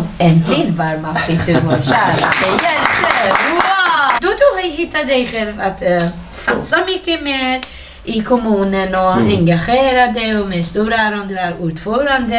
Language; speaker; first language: Swedish; non-native, fluent; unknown